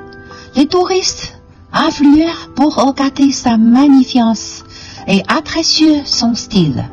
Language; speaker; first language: French; non-native, fluent; Chinese